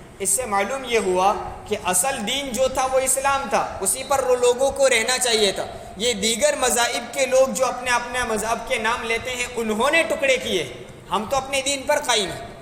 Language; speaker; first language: Urdu; native; Urdu